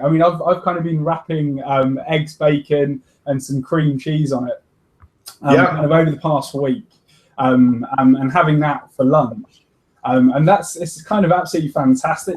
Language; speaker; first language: English; native; English